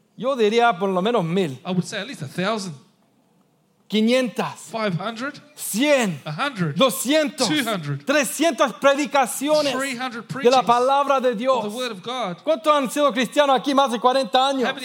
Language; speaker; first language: Spanish; non-native, fluent; English